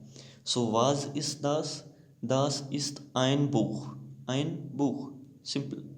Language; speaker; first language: German; non-native, fluent; Hindi